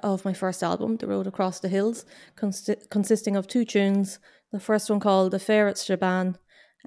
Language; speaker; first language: English; native; English